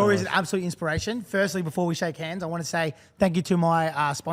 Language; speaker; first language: English; native; English